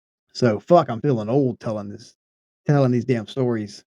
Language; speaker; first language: English; native; English